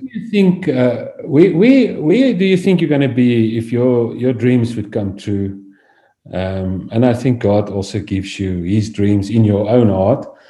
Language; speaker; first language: English; non-native, local second language; Afrikaans